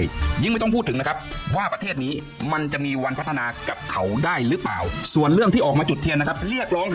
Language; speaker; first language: Thai; native; Thai